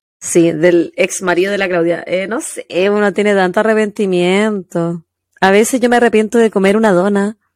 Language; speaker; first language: Spanish; native; Spanish